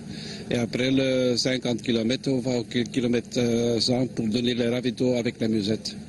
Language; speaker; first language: French; non-native, local second language; Dutch